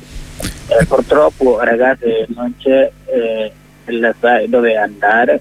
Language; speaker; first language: Italian; non-native, learner; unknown